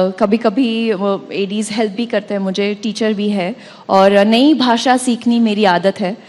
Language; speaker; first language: Hindi; non-native, local second language; Marathi